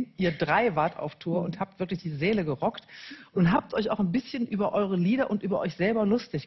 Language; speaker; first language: German; native; German